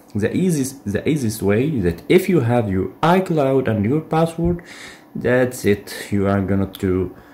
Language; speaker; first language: English; non-native, learner; Arabic